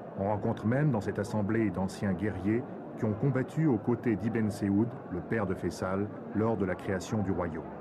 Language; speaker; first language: French; native; French